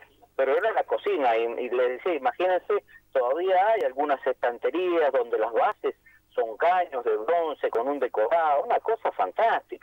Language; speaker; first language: Spanish; native; Spanish